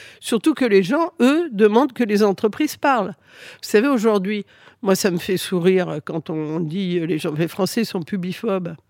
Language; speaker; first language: French; early bilingual, other home language; Spanish